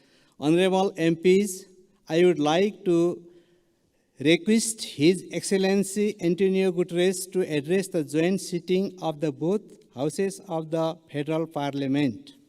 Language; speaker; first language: English; non-native, local second language; Nepali